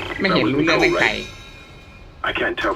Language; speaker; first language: Thai; native; Thai